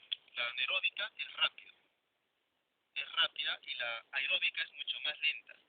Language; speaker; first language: Spanish; native; Spanish